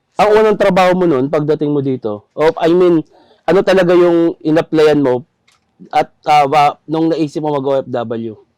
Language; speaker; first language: Filipino; native; Filipino